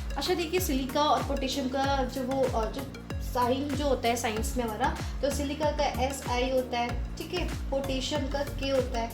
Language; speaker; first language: Hindi; native; Hindi